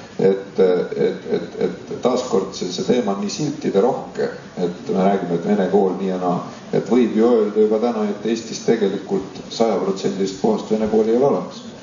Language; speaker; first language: Estonian; non-native, local second language; Russian